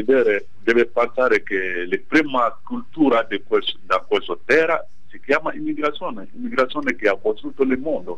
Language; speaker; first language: Italian; non-native, fluent; Bambara